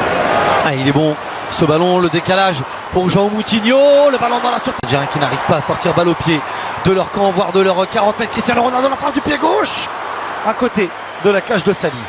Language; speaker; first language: French; native; French